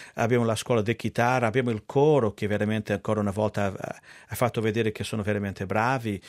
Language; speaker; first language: Italian; non-native, fluent; Portuguese